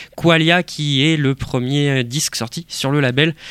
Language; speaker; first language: French; native; French